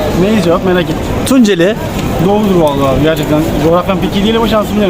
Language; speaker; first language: Turkish; native; Turkish